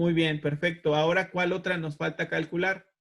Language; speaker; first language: Spanish; native; Spanish